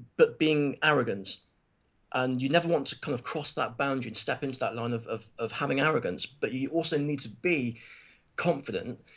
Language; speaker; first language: English; native; English